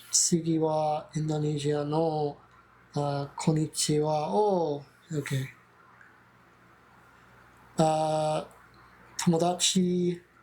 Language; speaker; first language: Japanese; non-native, learner; English